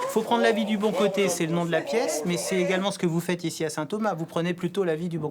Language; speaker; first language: French; native; French